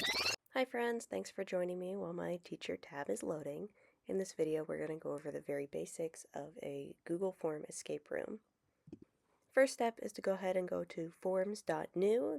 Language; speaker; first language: English; native; English